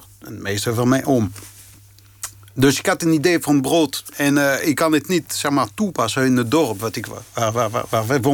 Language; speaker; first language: Dutch; non-native, fluent; French